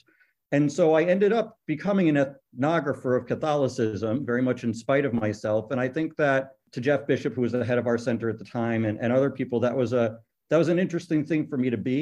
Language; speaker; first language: English; native; English